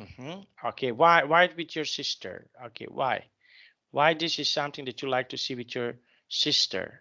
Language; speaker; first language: English; non-native, fluent; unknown